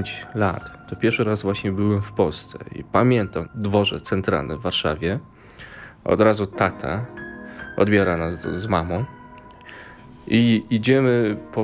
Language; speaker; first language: Polish; early bilingual, other home language; Mongolian